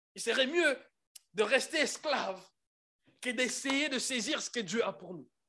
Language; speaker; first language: French; non-native, local second language; Lingala